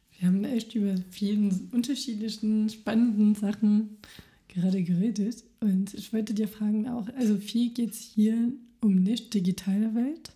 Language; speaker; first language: German; non-native, fluent; French